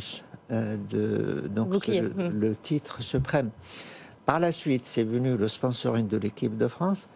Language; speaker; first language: French; non-native, fluent; Arabic